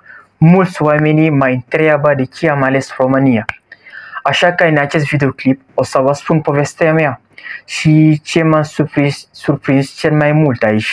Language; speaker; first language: Romanian; non-native, learner; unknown